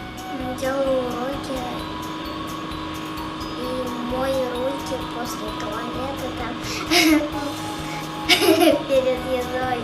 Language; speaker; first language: Russian; early bilingual, other home language; Kyrgyz